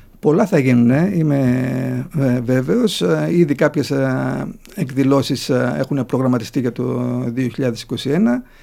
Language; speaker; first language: Greek; early bilingual, heritage; Greek